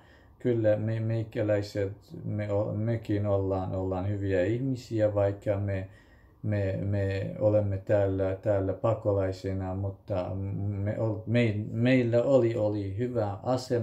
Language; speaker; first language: Finnish; non-native, fluent; Kurdish